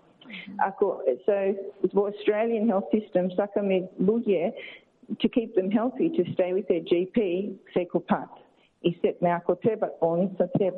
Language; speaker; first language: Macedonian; early bilingual, heritage; Macedonian